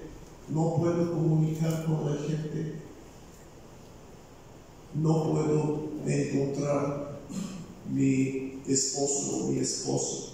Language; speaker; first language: Spanish; non-native, fluent; Bulgarian